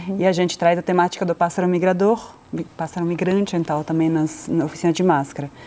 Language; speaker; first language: Portuguese; non-native, fluent; Italian